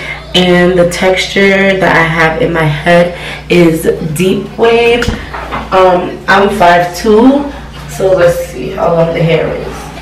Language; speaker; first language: English; native; English